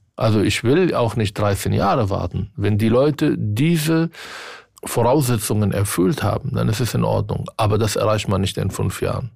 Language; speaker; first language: German; non-native, fluent; Arabic